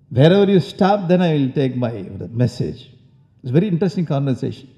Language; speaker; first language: English; non-native, local second language; Tamil